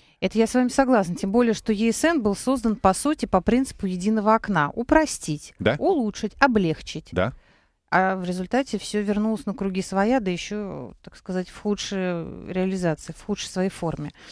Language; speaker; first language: Russian; native; Russian